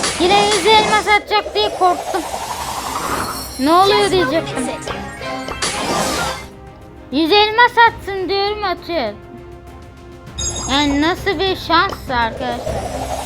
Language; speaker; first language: Turkish; native; Turkish